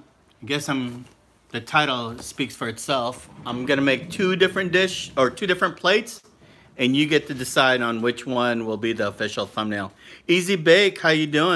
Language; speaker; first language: English; native; English